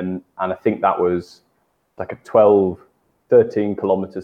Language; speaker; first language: English; native; English